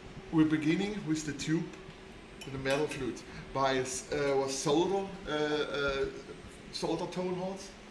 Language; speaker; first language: English; non-native, learner; German